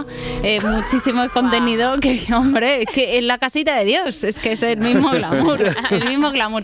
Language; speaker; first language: Spanish; native; Spanish